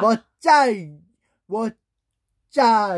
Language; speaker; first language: Chinese; non-native, learner; Korean